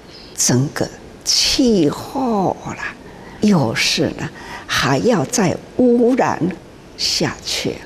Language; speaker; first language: Chinese; non-native, local second language; Min Nan Chinese